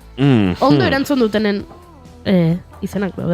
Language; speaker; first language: Basque; native; Basque